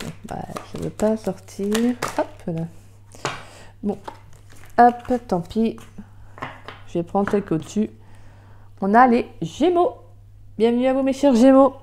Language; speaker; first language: French; native; French